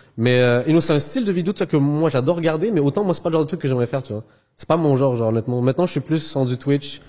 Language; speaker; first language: French; early bilingual, other home language; Arabic